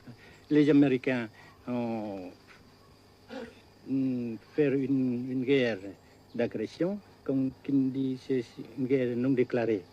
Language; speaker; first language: French; non-native, fluent; Vietnamese